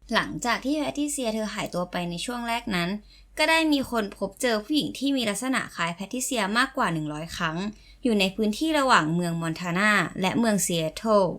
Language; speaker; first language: Thai; native; Thai